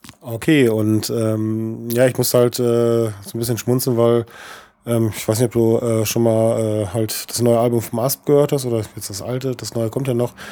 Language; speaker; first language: German; native; German